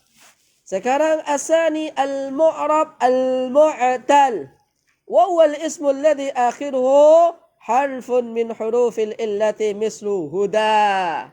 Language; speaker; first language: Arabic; non-native, fluent; Indonesian